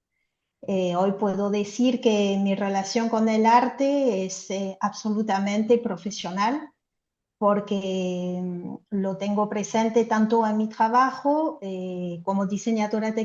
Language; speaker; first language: Spanish; non-native, fluent; French